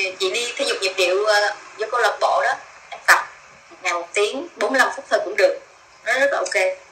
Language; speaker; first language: Vietnamese; native; Vietnamese